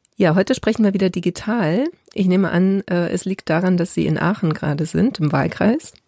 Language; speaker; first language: German; native; German